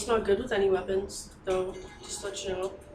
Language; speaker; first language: English; native; English